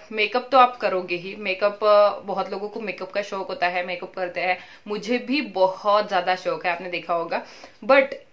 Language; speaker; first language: Hindi; native; Hindi